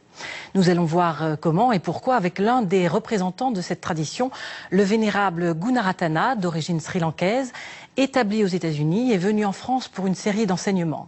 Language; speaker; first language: French; native; French